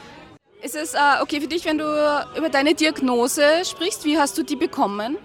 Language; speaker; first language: German; native; German